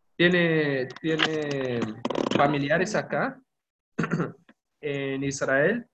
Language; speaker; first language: Spanish; native; Spanish